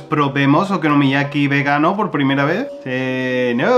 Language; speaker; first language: Spanish; native; Spanish